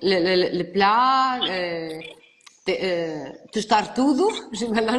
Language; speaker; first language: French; non-native, learner; Portuguese